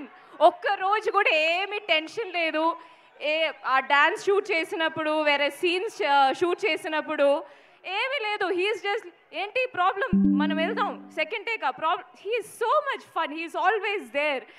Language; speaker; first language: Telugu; non-native, learner; Malayalam